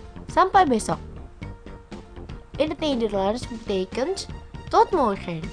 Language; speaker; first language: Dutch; non-native, learner; Indonesian